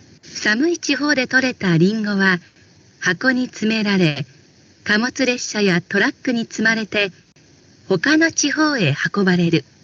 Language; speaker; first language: Japanese; non-native, learner; Indonesian